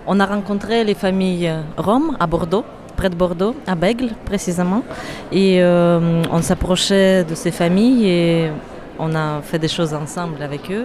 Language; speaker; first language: French; non-native, fluent; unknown